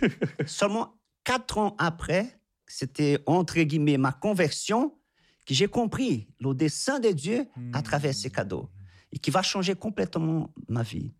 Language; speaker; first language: French; non-native, fluent; Portuguese